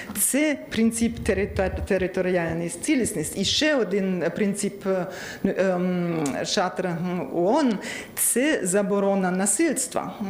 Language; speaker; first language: Ukrainian; non-native, learner; German